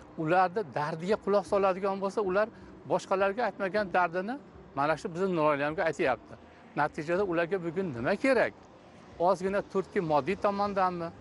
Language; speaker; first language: Uzbek; native; Uzbek